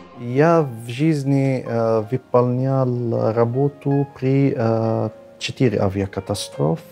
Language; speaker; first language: Russian; non-native, fluent; Arabic